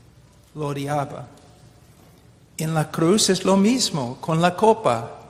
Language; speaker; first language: Spanish; non-native, fluent; English